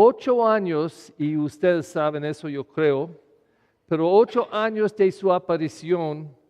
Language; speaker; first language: Spanish; non-native, fluent; English